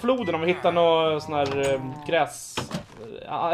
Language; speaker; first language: Swedish; native; Swedish